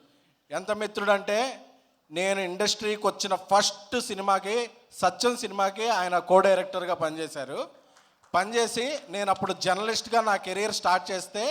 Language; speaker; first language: Telugu; native; Telugu